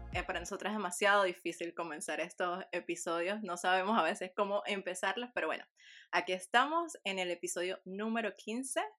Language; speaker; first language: Spanish; native; Spanish